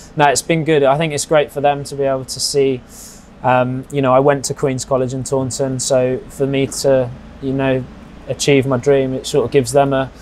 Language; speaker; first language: English; native; English